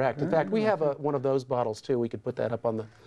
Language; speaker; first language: English; native; English